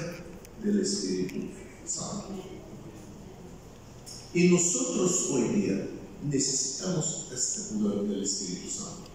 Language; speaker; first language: Spanish; non-native, fluent; Bulgarian